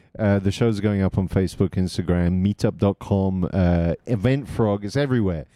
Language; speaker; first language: English; native; English